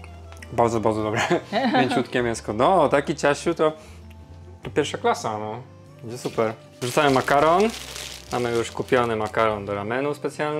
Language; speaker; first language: Polish; native; Polish